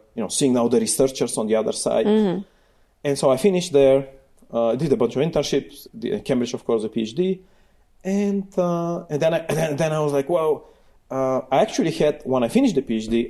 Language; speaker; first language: English; non-native, fluent; Bulgarian